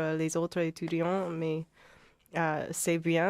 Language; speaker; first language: French; non-native, learner; English